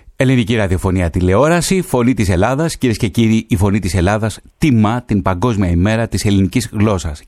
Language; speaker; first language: Greek; native; Greek